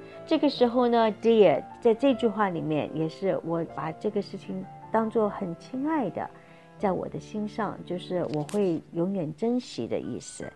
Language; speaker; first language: Chinese; native; Chinese